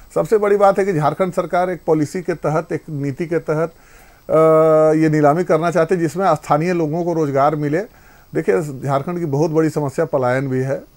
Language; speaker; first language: Hindi; native; Hindi